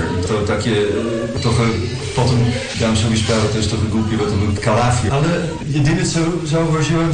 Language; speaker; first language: Polish; non-native, learner; Dutch